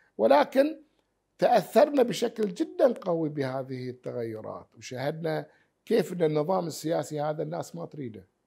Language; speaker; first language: Arabic; native; Arabic